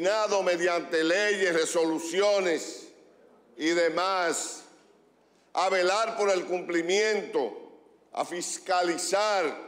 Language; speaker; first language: Spanish; native; Spanish